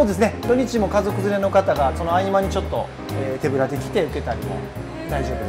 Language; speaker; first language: Japanese; native; Japanese